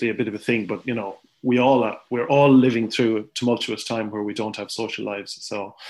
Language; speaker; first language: English; native; English